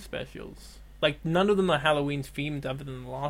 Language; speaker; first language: English; native; English